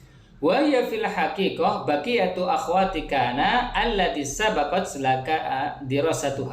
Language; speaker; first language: Arabic; non-native, fluent; Indonesian